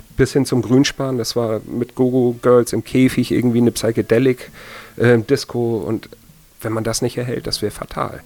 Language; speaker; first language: German; native; German